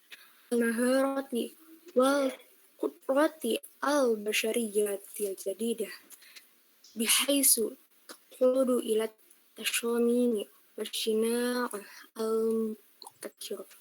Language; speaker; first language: Arabic; non-native, learner; Indonesian